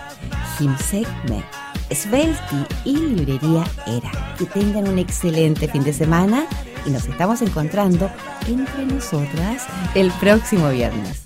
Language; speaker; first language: Spanish; native; Spanish